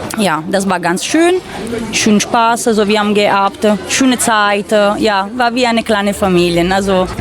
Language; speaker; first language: German; non-native, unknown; Italian